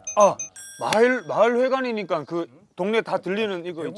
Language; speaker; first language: Korean; native; Korean